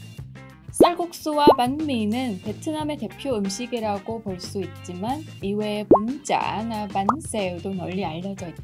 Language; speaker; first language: Korean; non-native, fluent; Vietnamese